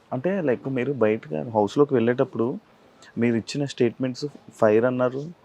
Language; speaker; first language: Telugu; native; Telugu